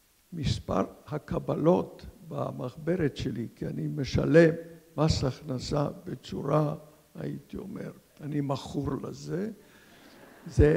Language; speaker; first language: Hebrew; non-native, fluent; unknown